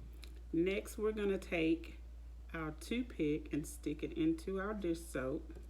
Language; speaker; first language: English; native; English